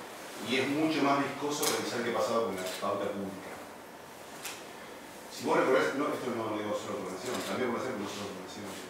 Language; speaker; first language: Spanish; native; Spanish